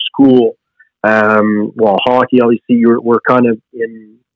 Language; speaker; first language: English; native; English